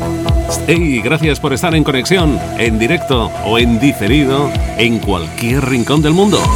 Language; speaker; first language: Spanish; native; Spanish